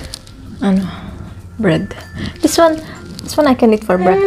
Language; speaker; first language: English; non-native, local second language; Filipino